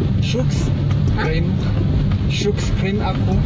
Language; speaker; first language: Indonesian; non-native, learner; French